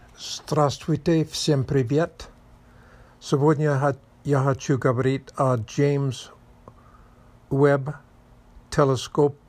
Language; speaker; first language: Russian; non-native, learner; English